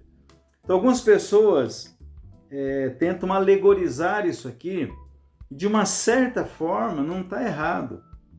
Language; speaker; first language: Portuguese; native; Portuguese